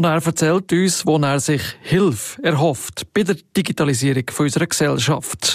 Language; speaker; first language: German; native; German